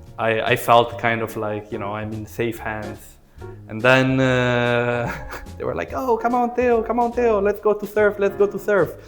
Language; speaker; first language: English; early bilingual, other home language; Italian